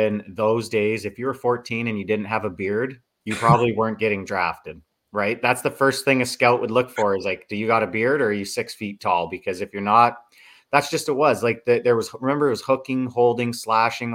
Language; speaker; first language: English; native; English